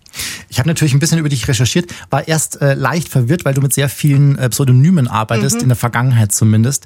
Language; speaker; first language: German; native; German